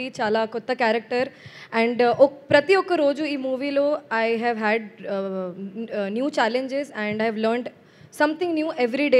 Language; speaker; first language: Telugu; non-native, fluent; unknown